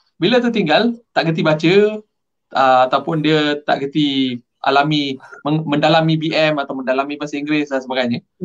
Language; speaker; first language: Malay; non-native, local second language; Tamil